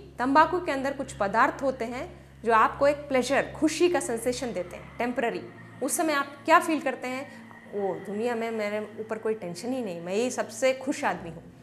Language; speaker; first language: Hindi; native; Hindi